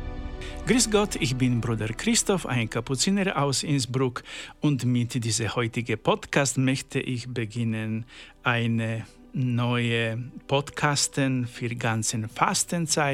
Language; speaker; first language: German; non-native, learner; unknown